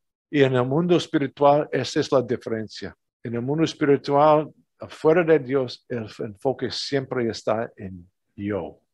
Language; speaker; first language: Spanish; non-native, fluent; English